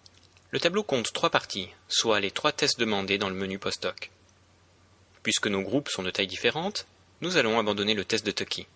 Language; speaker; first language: French; native; French